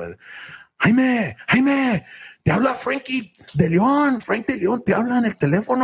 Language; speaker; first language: Spanish; early bilingual, heritage; Spanish